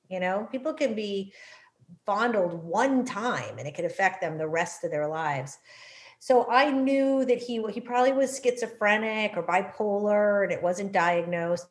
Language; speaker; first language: English; native; English